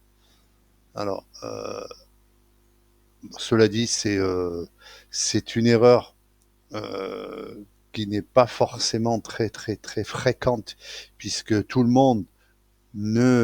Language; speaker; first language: French; native; French